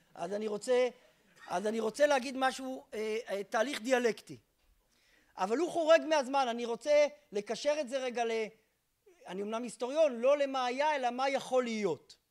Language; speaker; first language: Hebrew; native; Hebrew